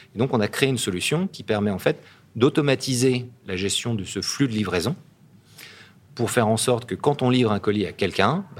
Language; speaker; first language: French; native; French